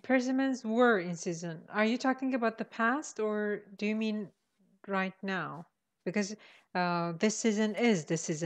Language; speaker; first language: English; non-native, fluent; Persian